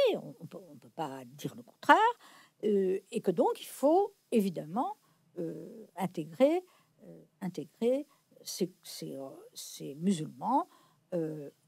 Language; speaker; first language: French; native; French